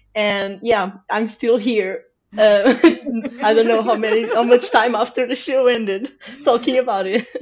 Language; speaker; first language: English; non-native, fluent; Portuguese